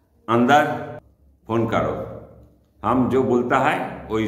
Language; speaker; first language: Hindi; non-native, local second language; Bangla